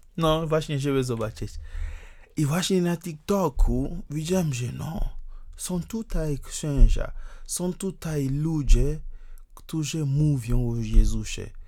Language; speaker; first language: Polish; non-native, fluent; Ewe